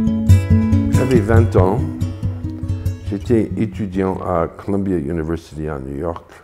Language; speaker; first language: French; non-native, fluent; English